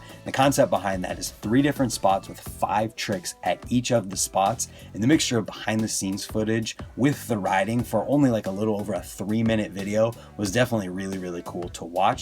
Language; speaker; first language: English; native; English